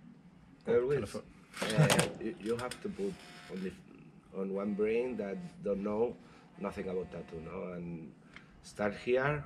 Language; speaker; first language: English; non-native, learner; Spanish